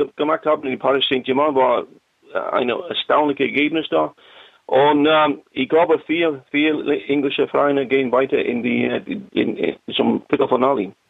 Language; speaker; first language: German; non-native, learner; English